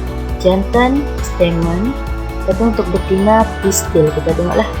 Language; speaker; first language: Malay; native; Malay